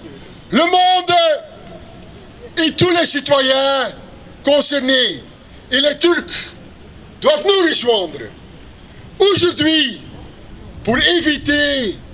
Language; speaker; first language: French; non-native, local second language; Dutch